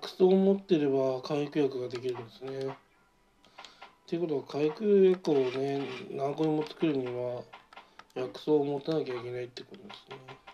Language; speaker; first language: Japanese; native; Japanese